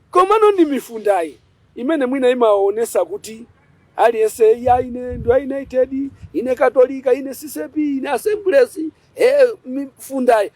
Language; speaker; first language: Nyanja; native; Nyanja